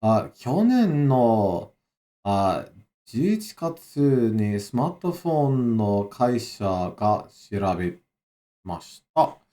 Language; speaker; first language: Japanese; non-native, learner; English